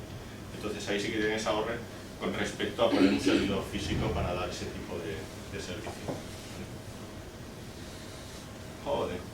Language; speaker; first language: Spanish; native; Spanish